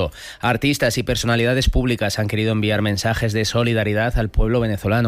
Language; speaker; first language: Spanish; native; Spanish